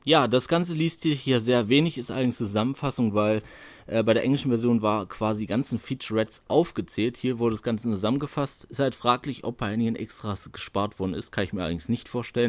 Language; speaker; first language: German; native; German